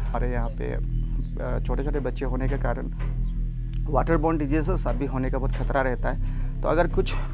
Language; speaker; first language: Hindi; non-native, local second language; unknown